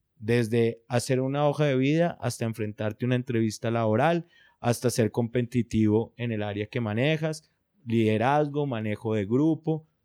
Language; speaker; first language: Spanish; native; Spanish